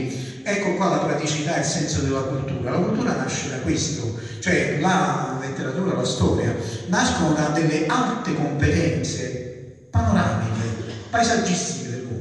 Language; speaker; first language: Italian; native; Italian